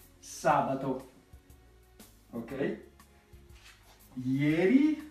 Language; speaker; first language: Italian; non-native, learner; French